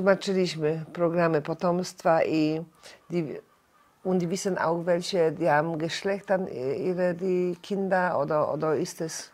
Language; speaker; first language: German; non-native, learner; Polish